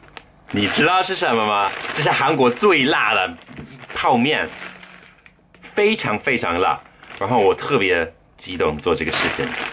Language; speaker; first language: Chinese; non-native, fluent; English